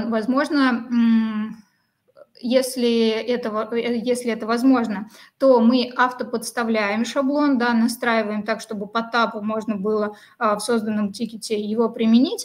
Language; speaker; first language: Russian; native; Russian